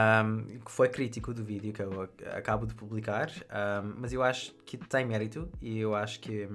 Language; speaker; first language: Portuguese; non-native, fluent; English